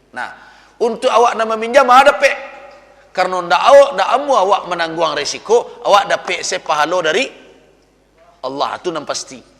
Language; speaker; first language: Malay; non-native, local second language; Minangkabau